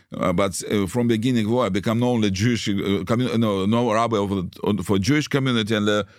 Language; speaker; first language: English; non-native, learner; Russian